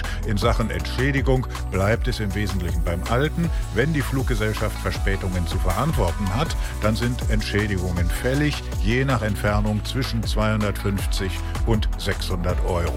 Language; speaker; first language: German; native; German